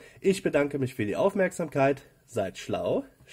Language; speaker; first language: German; native; German